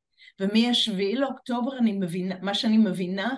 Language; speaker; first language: Hebrew; non-native, fluent; English